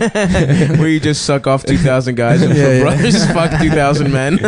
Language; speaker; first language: English; native; English